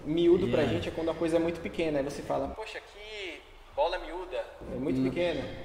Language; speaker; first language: Portuguese; native; Portuguese